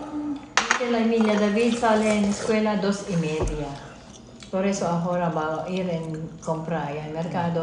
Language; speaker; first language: Spanish; non-native, learner; Filipino